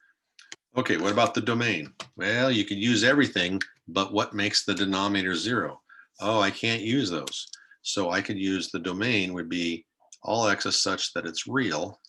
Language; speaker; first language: English; native; English